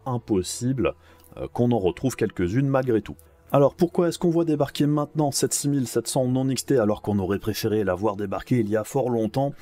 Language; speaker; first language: French; native; French